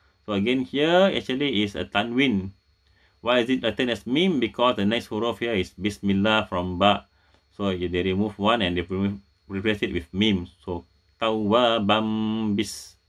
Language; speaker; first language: English; non-native, local second language; Malay